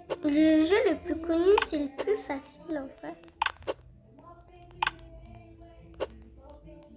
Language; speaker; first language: French; native; French